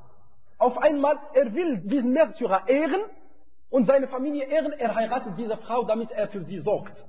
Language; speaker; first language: German; non-native, fluent; Arabic